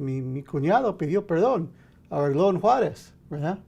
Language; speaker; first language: Spanish; early bilingual, heritage; English